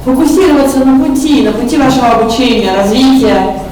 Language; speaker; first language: Russian; native; Russian